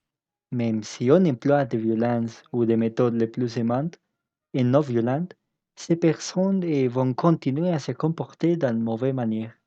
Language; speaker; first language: French; non-native, learner; Spanish